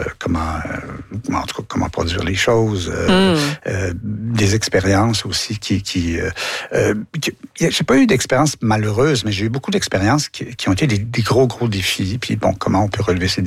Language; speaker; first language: French; native; French